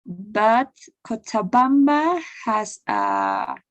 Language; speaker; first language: English; non-native, learner; Spanish